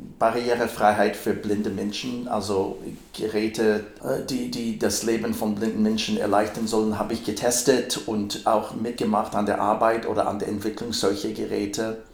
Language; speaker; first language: German; non-native, fluent; English